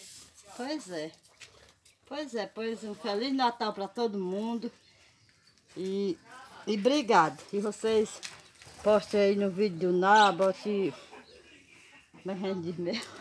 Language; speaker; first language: Portuguese; native; Portuguese